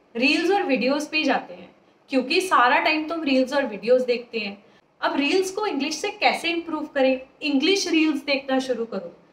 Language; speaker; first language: Hindi; native; Hindi